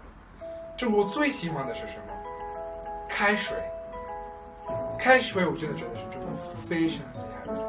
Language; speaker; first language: Chinese; non-native, learner; Italian